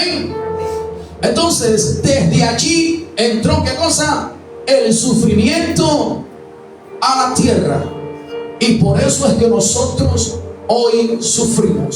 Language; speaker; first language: Spanish; native; Spanish